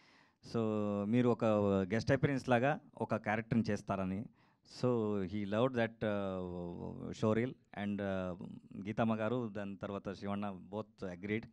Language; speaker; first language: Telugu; non-native, learner; Kannada